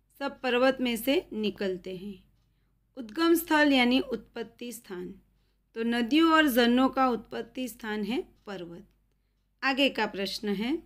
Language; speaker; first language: Hindi; non-native, local second language; Gujarati